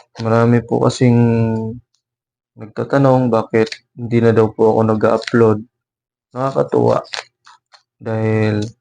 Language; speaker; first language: Filipino; non-native, local second language; Waray